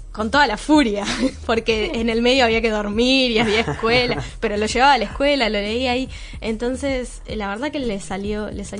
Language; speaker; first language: Spanish; native; Spanish